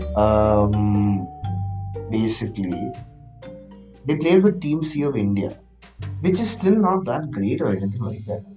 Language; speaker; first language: English; non-native, local second language; Malayalam